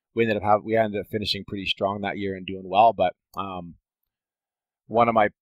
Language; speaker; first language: English; native; English